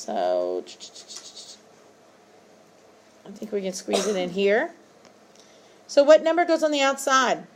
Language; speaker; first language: English; native; English